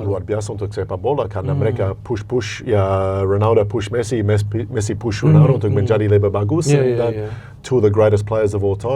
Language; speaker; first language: Indonesian; non-native, fluent; English